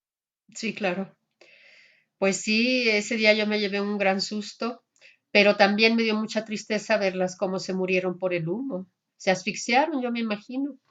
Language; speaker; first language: Spanish; native; Spanish